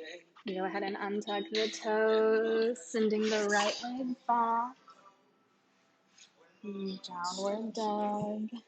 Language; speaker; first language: English; native; English